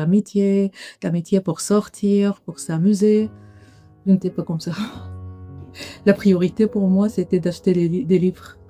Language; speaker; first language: French; non-native, learner; Arabic